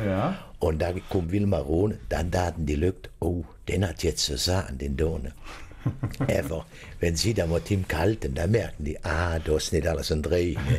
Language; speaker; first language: German; native; German